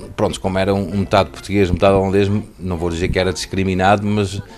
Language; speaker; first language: Portuguese; non-native, fluent; Dutch